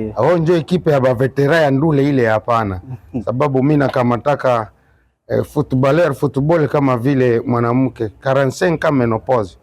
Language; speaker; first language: Swahili; non-native, local second language; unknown